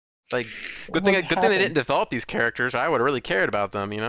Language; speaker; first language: English; native; English